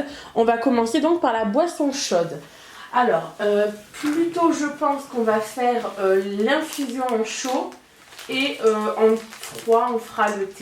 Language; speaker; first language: French; native; French